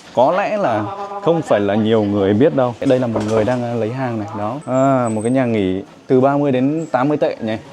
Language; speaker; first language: Vietnamese; native; Vietnamese